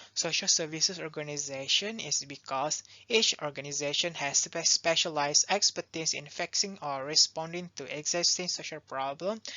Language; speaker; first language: English; non-native, local second language; Malay